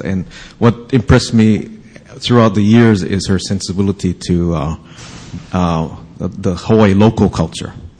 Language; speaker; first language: English; native; English